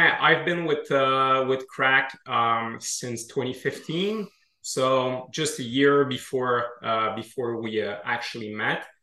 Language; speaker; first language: English; non-native, fluent; French